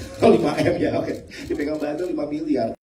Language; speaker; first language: Indonesian; native; Indonesian